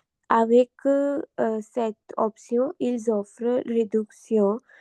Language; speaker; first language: French; non-native, learner; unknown